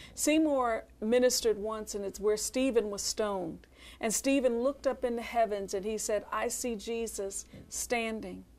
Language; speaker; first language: English; native; English